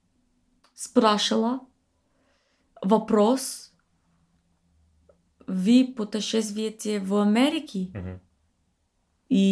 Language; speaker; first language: Russian; non-native, learner; English